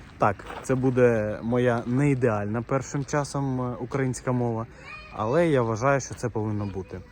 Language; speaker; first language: Ukrainian; non-native, local second language; Russian